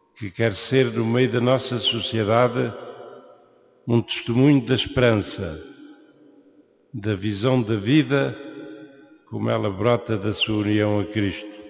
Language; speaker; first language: Portuguese; native; Portuguese